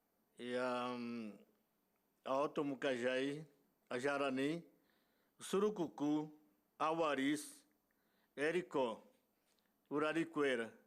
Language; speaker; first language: Portuguese; non-native, local second language; Yanomámi